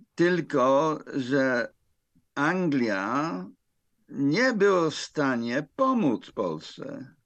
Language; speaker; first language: Polish; non-native, fluent; English